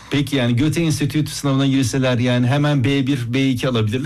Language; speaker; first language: Turkish; native; Turkish